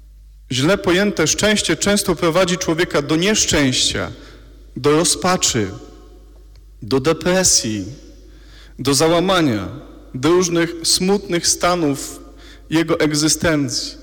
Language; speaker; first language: Polish; native; Polish